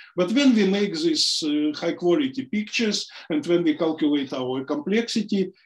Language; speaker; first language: English; non-native, fluent; Russian